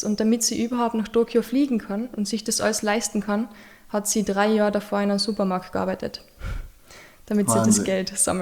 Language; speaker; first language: German; native; German